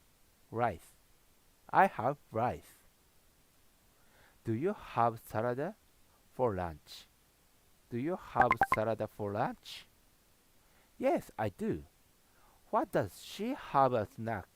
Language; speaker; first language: English; non-native, learner; Japanese